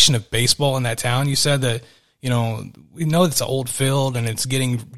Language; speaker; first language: English; native; English